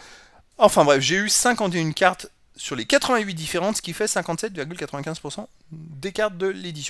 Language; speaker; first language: French; native; French